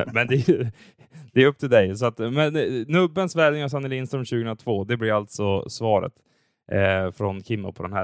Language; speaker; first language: Swedish; native; Swedish